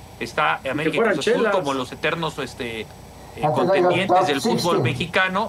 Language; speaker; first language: Spanish; native; Spanish